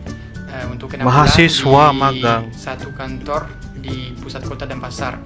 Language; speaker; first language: Indonesian; non-native, fluent; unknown